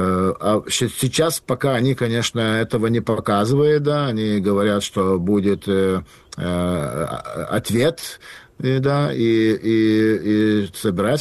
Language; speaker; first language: Russian; non-native, fluent; Lithuanian